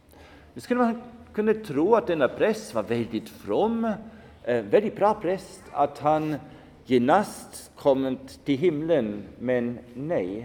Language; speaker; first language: Swedish; non-native, fluent; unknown